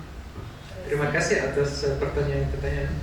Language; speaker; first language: Indonesian; non-native, learner; Dutch